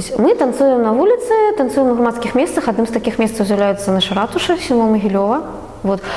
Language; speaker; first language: Belarusian; native; Belarusian